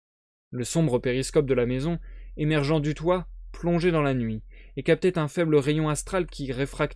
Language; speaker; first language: French; native; French